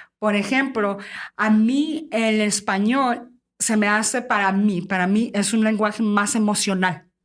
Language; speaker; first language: Spanish; early bilingual, heritage; Spanish